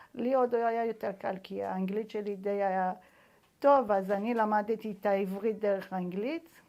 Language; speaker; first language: Hebrew; non-native, fluent; Persian